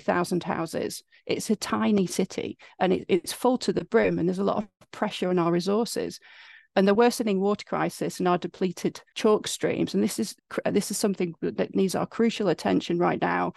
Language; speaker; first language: English; native; English